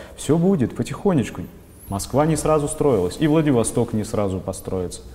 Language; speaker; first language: Russian; native; Russian